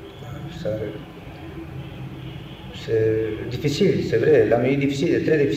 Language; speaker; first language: French; non-native, learner; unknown